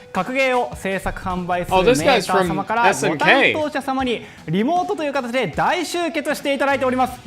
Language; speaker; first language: Japanese; native; Japanese